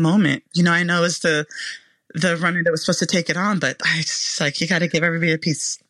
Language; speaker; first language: English; native; English